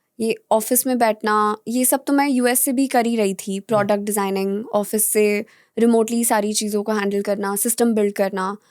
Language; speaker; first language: Hindi; native; Hindi